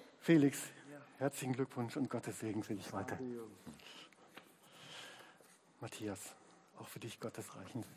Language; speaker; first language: German; native; German